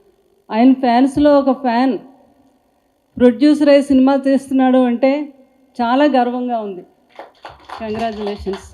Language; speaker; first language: Telugu; native; Telugu